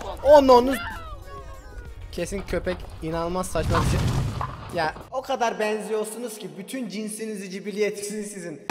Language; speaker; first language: Turkish; native; Turkish